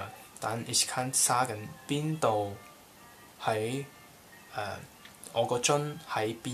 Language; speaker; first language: German; non-native, learner; Cantonese